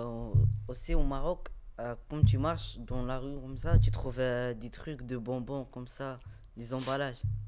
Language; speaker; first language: French; non-native, learner; Arabic